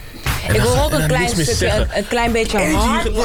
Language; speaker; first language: Dutch; native; Dutch